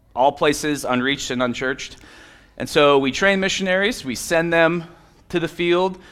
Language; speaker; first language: English; native; English